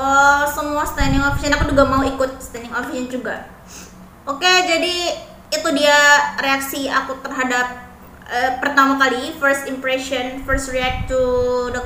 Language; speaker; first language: Indonesian; native; Indonesian